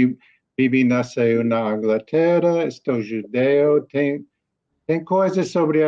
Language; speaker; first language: Portuguese; non-native, learner; English